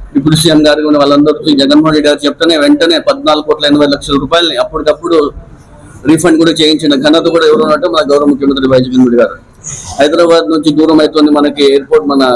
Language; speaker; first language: Telugu; non-native, local second language; Urdu